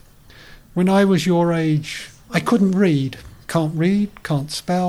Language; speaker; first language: English; native; English